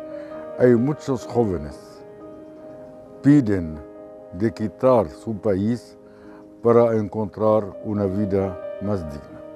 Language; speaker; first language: Spanish; non-native, fluent; Arabic